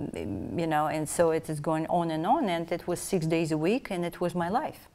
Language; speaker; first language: English; non-native, fluent; Russian